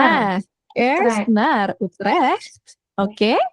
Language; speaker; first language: Dutch; non-native, fluent; Indonesian